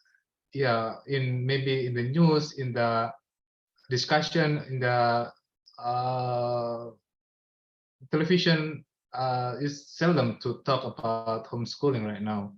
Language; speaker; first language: English; non-native, learner; Indonesian